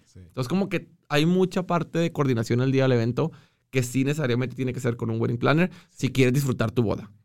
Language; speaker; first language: Spanish; native; Spanish